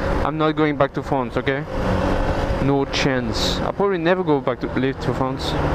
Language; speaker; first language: English; non-native, fluent; French